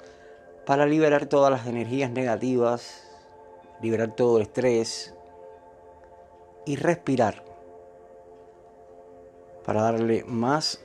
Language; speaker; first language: Spanish; native; Spanish